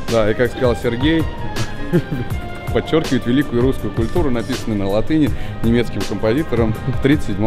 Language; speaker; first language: Russian; native; Russian